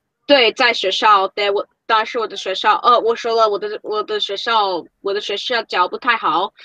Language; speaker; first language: Chinese; non-native, learner; English